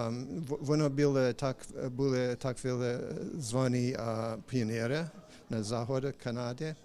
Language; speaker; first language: Ukrainian; non-native, learner; English